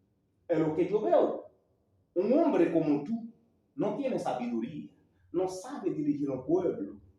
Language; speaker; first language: Spanish; non-native, learner; Haitian Creole